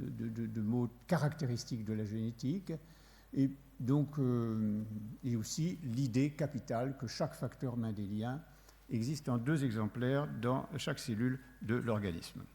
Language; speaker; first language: French; native; French